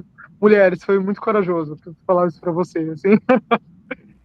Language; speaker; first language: Portuguese; native; Portuguese